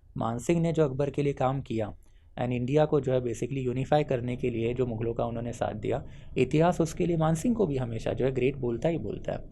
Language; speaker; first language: Hindi; non-native, local second language; Marathi